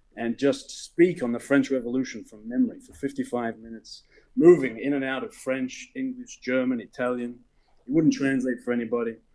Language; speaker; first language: English; native; English